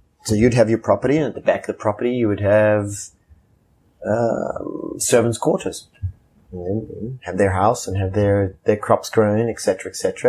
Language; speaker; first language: English; native; English